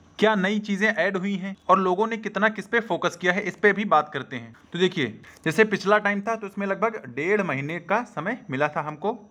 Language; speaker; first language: Hindi; native; Hindi